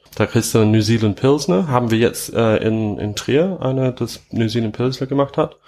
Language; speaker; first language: German; non-native, fluent; English